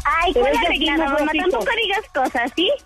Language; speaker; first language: Spanish; native; Spanish